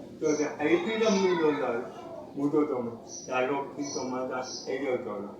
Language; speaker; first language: Spanish; non-native, learner; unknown